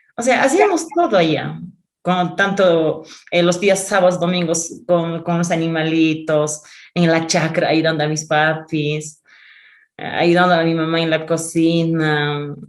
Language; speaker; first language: Spanish; non-native, local second language; Quechua